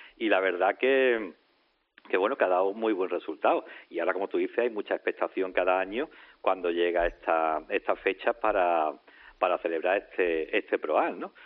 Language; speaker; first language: Spanish; native; Spanish